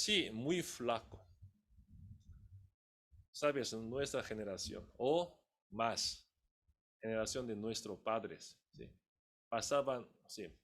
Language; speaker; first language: Spanish; non-native, fluent; Korean